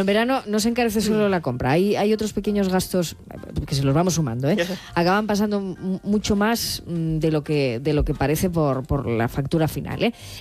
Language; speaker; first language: Spanish; native; Spanish